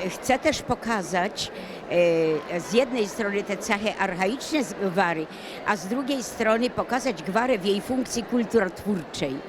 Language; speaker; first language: Polish; native; Polish